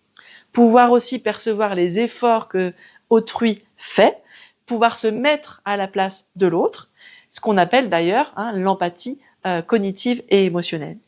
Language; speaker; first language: French; native; French